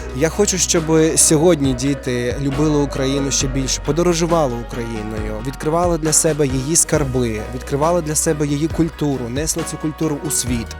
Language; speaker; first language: Ukrainian; native; Ukrainian